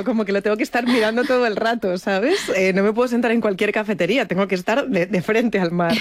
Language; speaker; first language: Spanish; native; Spanish